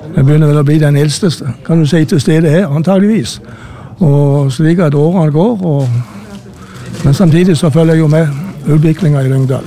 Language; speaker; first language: Norwegian; native; Norwegian